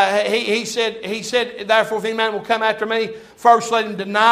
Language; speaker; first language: English; native; English